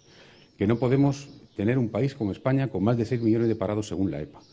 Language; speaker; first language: Spanish; native; Spanish